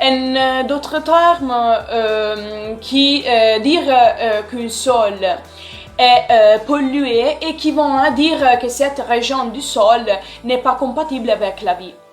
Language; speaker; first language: French; non-native, learner; Italian